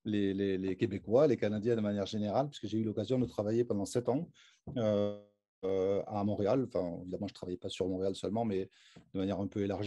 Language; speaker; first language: French; native; French